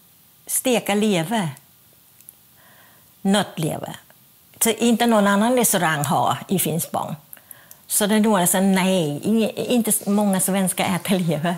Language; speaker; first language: Swedish; non-native, fluent; Thai